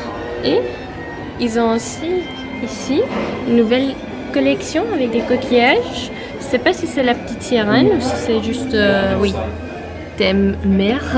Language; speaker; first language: French; non-native, fluent; Dutch